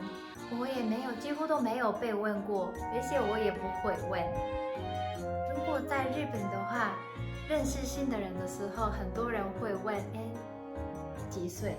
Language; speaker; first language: Chinese; non-native, fluent; Japanese